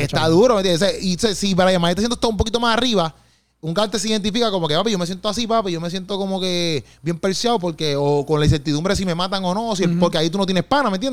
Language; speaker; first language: Spanish; native; Spanish